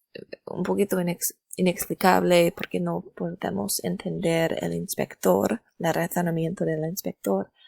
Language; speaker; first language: Spanish; non-native, learner; English